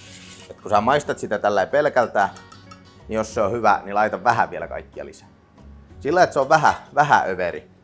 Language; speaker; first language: Finnish; native; Finnish